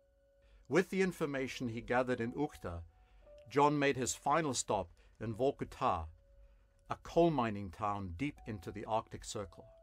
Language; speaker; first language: English; native; English